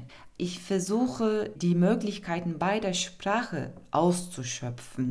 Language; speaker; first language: German; non-native, fluent; Turkish